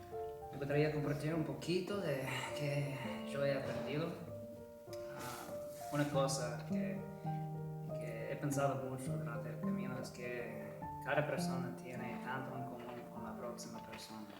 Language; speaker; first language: Spanish; non-native, fluent; English